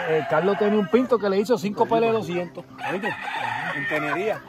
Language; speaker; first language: Spanish; early bilingual, heritage; Spanish